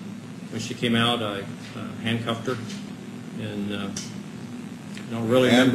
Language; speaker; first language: English; native; English